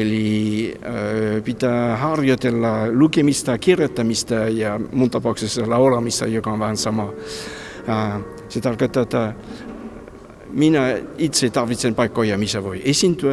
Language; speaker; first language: Finnish; non-native, fluent; French